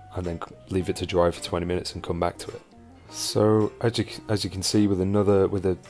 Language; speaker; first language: English; native; English